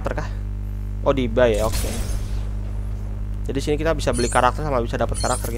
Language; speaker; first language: Indonesian; native; Indonesian